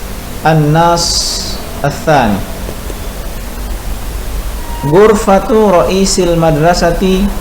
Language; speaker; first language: Arabic; non-native, fluent; Indonesian